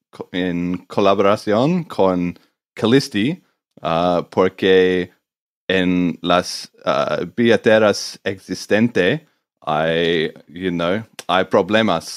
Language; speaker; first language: Spanish; non-native, learner; English